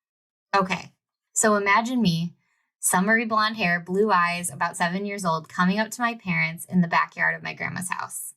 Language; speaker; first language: English; native; English